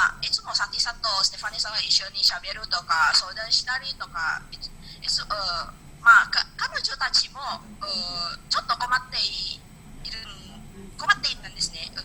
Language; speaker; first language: Japanese; non-native, learner; Indonesian